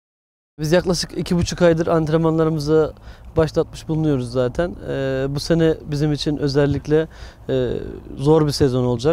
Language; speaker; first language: Turkish; native; Turkish